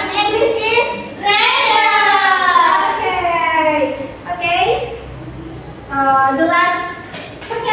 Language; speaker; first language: English; non-native, learner; Indonesian